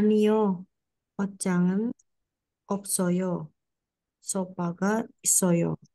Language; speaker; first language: Korean; non-native, learner; Indonesian